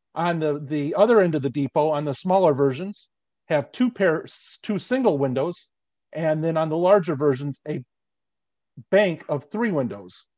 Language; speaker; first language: English; native; English